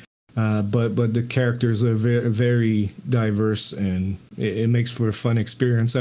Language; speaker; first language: English; non-native, fluent; French